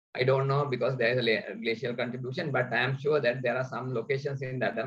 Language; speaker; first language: English; non-native, local second language; Sinhala